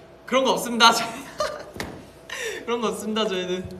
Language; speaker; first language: Korean; native; Korean